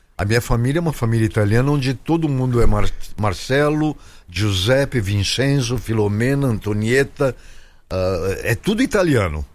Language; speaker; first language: Portuguese; native; Portuguese